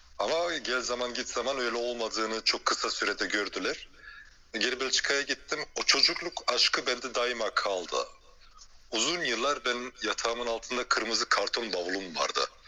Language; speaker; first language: Turkish; early bilingual, heritage; Turkish